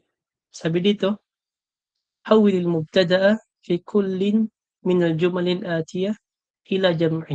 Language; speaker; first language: Arabic; non-native, fluent; Filipino